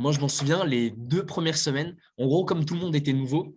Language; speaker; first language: French; native; French